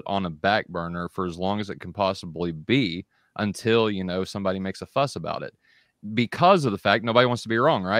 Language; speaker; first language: English; native; English